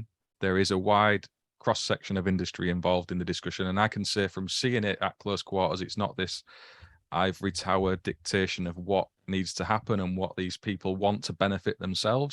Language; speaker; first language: English; native; English